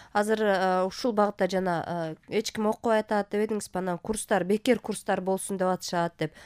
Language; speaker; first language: Kyrgyz; native; Kyrgyz